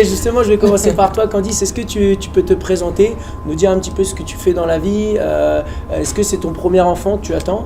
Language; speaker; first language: French; native; French